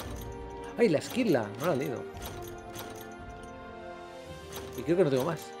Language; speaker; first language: Spanish; native; Spanish